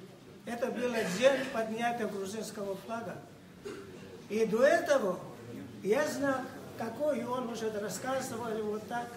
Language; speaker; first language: Russian; non-native, fluent; Georgian